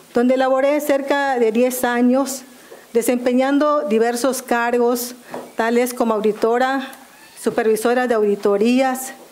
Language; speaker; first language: Spanish; native; Spanish